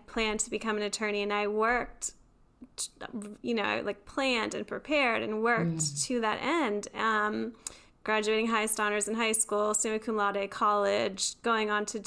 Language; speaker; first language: English; native; English